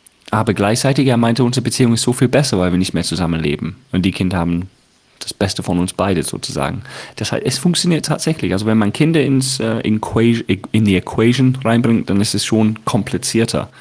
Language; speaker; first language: German; non-native, fluent; English